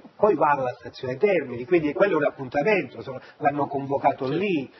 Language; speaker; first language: Italian; native; Italian